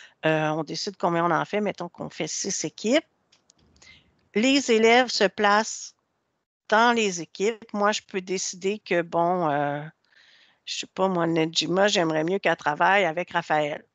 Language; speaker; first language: French; native; French